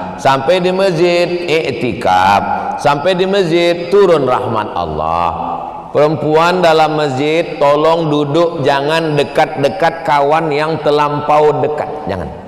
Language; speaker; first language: Malay; native; Malay